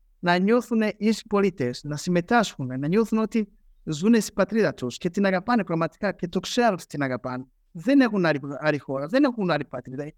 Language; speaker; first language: Greek; non-native, fluent; Rundi